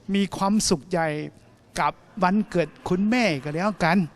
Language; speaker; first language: Thai; non-native, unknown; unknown